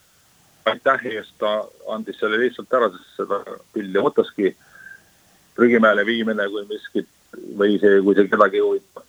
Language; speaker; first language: Estonian; native; Estonian